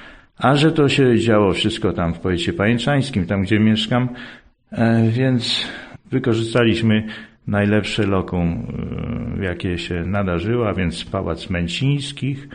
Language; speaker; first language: Polish; native; Polish